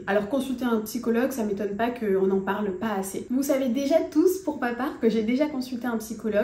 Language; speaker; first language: French; native; French